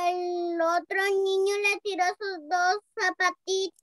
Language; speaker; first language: Spanish; native; Spanish